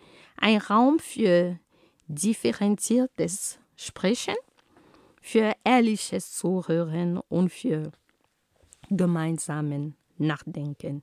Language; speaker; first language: German; non-native, fluent; Ghomala